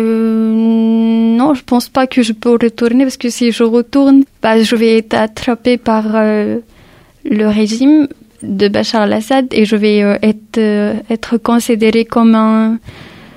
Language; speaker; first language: French; early bilingual, other home language; Arabic